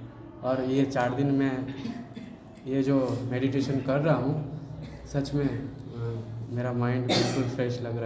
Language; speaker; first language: Hindi; non-native, local second language; Bangla